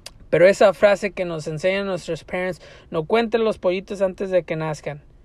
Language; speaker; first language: Spanish; early bilingual, heritage; Spanish